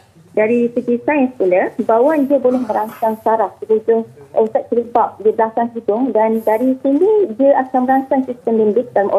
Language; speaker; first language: Malay; native; Malay